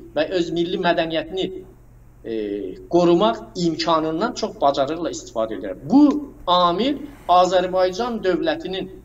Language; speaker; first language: Azerbaijani; non-native, local second language; Talysh